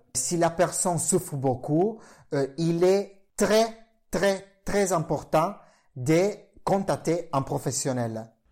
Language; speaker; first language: French; non-native, fluent; Italian